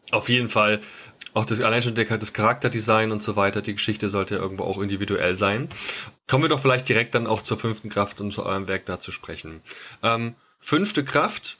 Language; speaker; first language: German; native; German